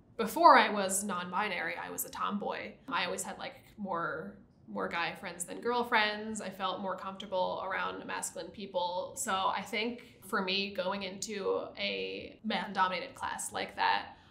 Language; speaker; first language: English; native; English